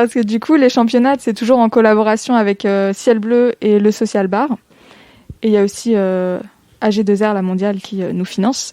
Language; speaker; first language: French; native; French